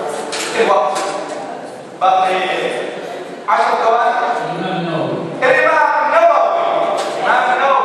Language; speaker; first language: Arabic; native; Arabic